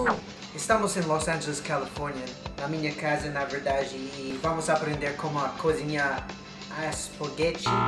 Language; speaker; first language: Portuguese; non-native, learner; English